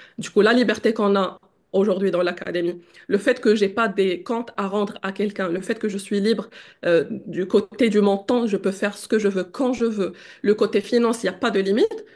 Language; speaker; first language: French; non-native, local second language; Arabic